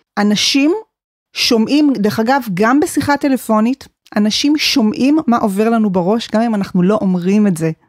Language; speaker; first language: Hebrew; native; Hebrew